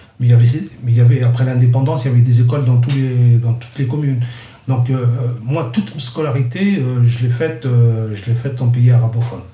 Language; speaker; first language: French; non-native, local second language; Kabyle